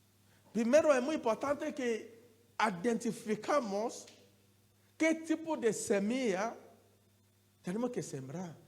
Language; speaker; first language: Spanish; non-native, learner; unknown